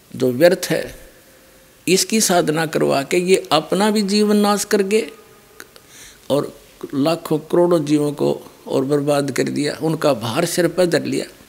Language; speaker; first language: Hindi; native; Hindi